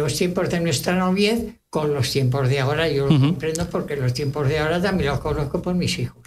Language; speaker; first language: Spanish; native; Spanish